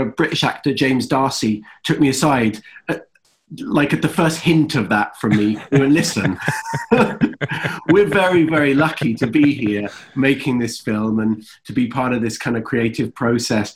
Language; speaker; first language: English; native; English